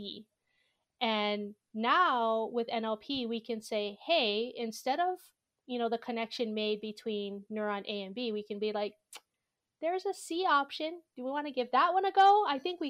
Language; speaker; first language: English; native; English